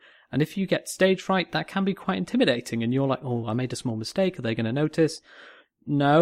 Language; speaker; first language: English; native; English